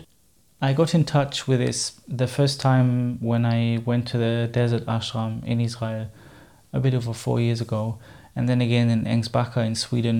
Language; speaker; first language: English; non-native, fluent; German